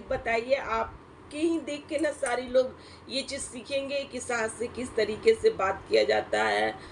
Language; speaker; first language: Hindi; native; Hindi